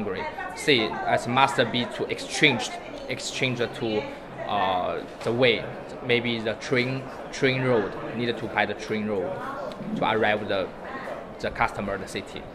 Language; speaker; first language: English; non-native, learner; Chinese